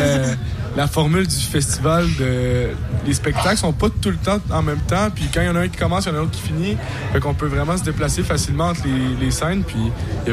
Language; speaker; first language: French; native; French